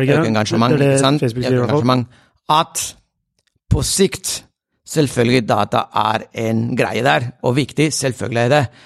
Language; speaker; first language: Norwegian; non-native, fluent; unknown